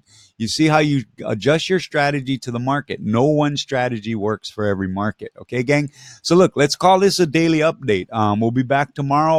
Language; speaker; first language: English; native; English